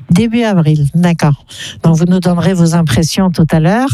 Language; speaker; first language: French; native; French